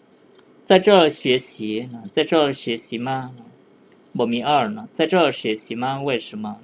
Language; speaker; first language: Chinese; non-native, fluent; Lao